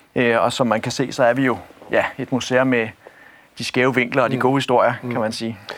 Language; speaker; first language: Danish; native; Danish